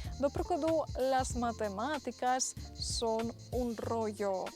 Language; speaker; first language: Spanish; non-native, fluent; Ukrainian